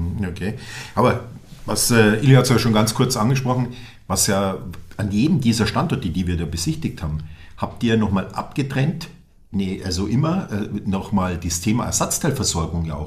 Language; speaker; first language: German; native; German